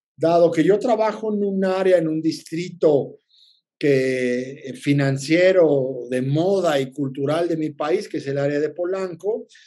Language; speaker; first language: Spanish; native; Spanish